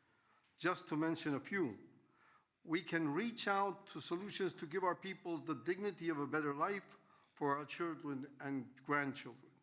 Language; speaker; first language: English; non-native, fluent; Spanish